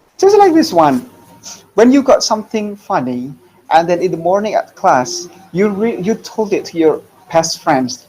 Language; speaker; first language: English; non-native, fluent; Indonesian